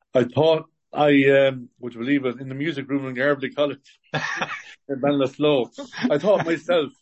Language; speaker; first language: English; native; English